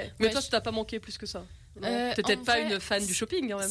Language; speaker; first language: French; native; French